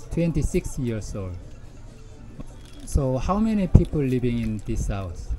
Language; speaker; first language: English; non-native, learner; Korean